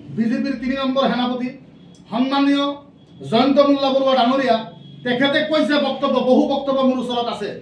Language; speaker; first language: Assamese; non-native, local second language; Bangla